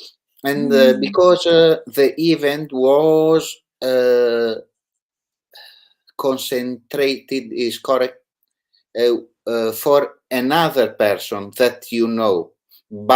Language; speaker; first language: English; non-native, learner; Italian